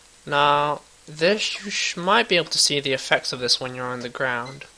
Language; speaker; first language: English; native; English